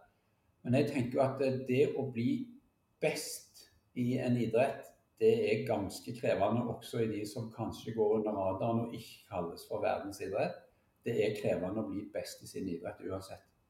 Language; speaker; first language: Norwegian; native; Norwegian